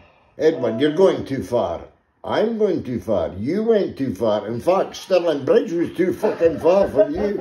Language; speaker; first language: English; native; English